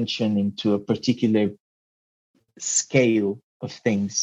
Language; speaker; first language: English; non-native, fluent; Portuguese